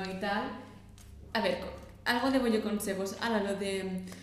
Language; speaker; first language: Spanish; non-native, fluent; Russian